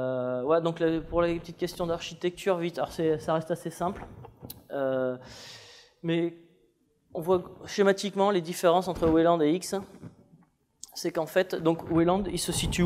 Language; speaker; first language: French; native; French